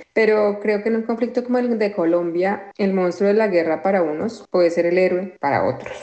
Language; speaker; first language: Spanish; native; Spanish